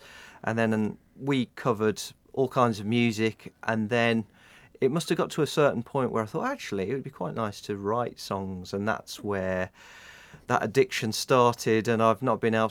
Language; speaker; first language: English; native; English